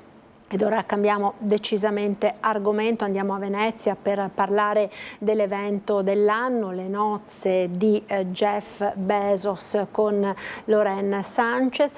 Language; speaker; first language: Italian; native; Italian